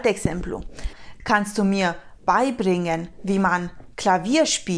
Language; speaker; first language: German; non-native, fluent; Romanian